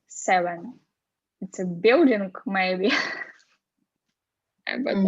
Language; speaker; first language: English; non-native, fluent; Russian